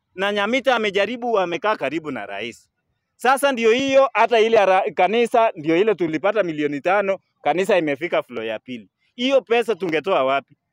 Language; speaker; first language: Swahili; native; Swahili